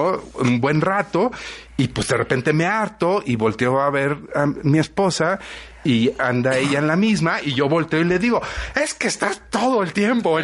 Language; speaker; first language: Spanish; native; Spanish